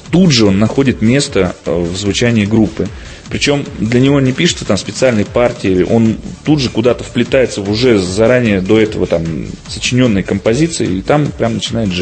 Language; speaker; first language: Russian; native; Russian